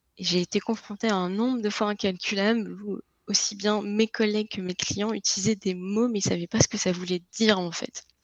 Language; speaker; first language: French; native; French